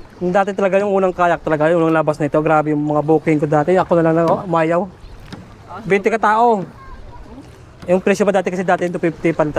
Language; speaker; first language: Filipino; non-native, local second language; Aklanon